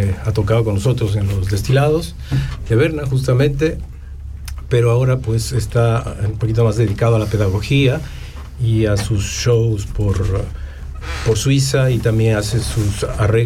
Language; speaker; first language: Spanish; native; Spanish